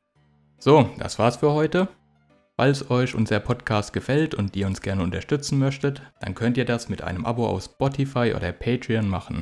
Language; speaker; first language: German; native; German